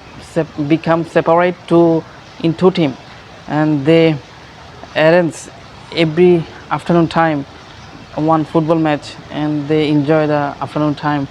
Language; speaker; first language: English; non-native, learner; Bangla